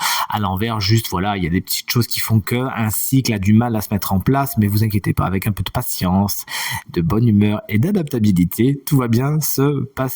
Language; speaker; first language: French; native; French